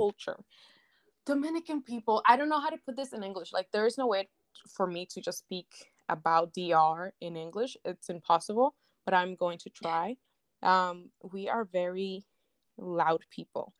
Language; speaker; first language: English; non-native, fluent; Spanish